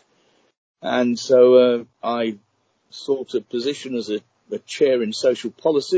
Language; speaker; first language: English; native; English